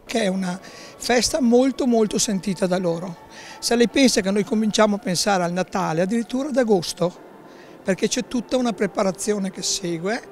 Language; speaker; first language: Italian; native; Italian